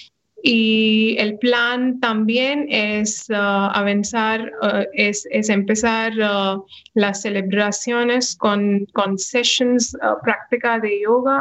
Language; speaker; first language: Spanish; non-native, fluent; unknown